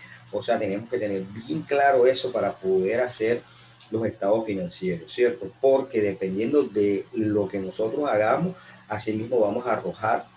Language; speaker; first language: Spanish; native; Spanish